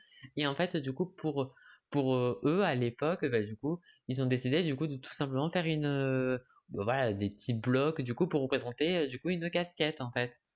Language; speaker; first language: French; native; French